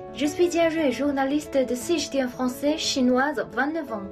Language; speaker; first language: French; non-native, fluent; Chinese